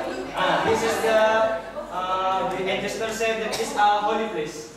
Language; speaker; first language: English; non-native, learner; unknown